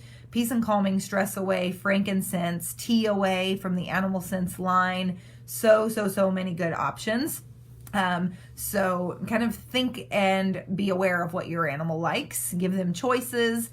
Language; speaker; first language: English; native; English